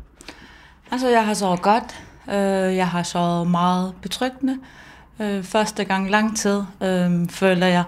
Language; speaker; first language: Danish; non-native, local second language; Kalaallisut